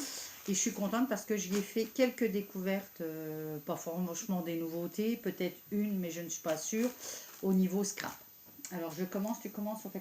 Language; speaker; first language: French; native; French